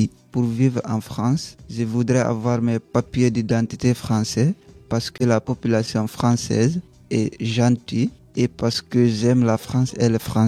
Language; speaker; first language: French; non-native, learner; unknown